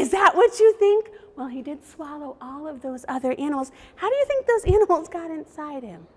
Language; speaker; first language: English; native; English